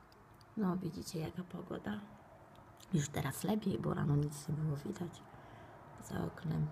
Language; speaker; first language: Polish; non-native, fluent; Italian